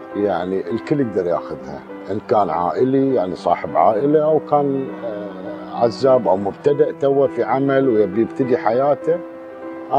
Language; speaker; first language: Arabic; native; Arabic